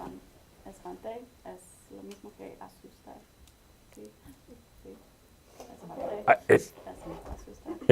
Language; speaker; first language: Spanish; non-native, fluent; English